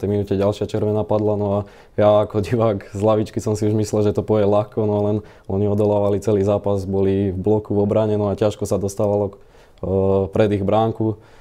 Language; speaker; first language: Slovak; native; Slovak